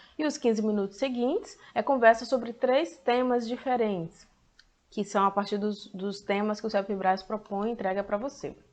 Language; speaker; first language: Portuguese; native; Portuguese